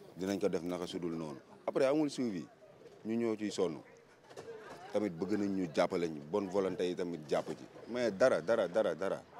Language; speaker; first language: Wolof; native; Wolof